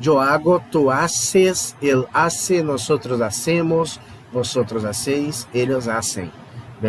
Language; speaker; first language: Spanish; non-native, fluent; Portuguese